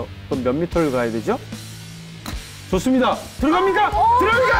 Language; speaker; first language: Korean; native; Korean